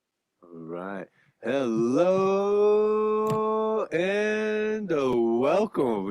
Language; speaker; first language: English; native; English